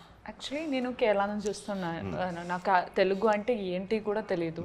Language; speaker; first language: Telugu; non-native, learner; Malayalam